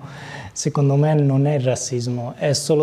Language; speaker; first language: Italian; early bilingual, other home language; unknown